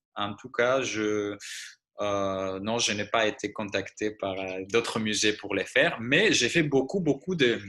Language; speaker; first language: French; non-native, fluent; Greek